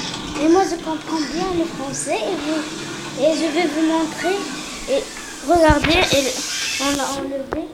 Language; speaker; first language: French; non-native, learner; Arabic